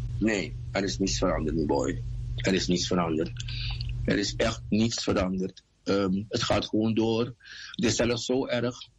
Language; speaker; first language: Dutch; native; Dutch